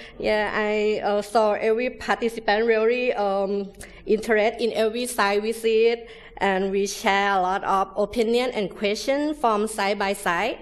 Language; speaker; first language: English; non-native, learner; Thai